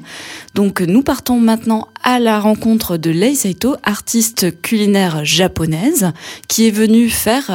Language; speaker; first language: French; native; French